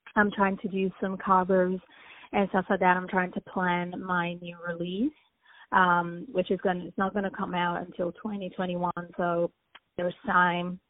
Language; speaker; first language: English; early bilingual, other home language; Italian